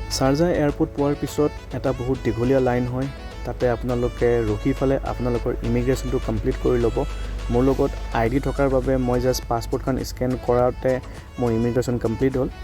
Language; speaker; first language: Assamese; native; Assamese